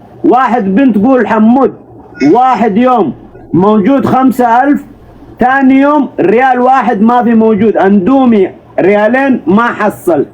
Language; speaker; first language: Arabic; non-native, learner; Oromo